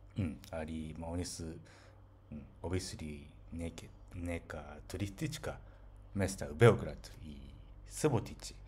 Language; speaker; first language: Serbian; non-native, fluent; Japanese